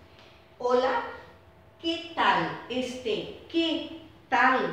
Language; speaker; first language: Spanish; non-native, fluent; Portuguese